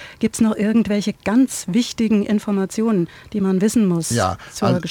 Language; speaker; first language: German; native; German